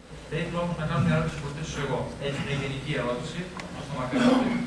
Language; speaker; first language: Greek; native; Greek